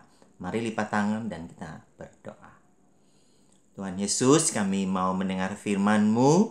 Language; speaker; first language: Malay; native; Malay